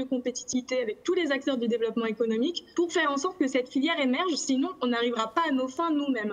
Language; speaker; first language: French; native; French